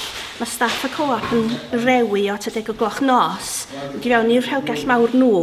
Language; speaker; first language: Welsh; native; Welsh